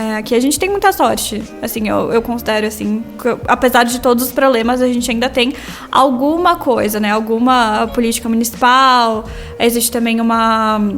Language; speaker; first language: Portuguese; native; Portuguese